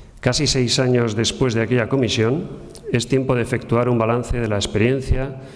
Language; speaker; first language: Spanish; native; Spanish